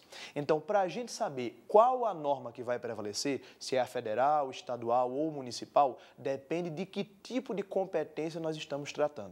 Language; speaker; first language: Portuguese; native; Portuguese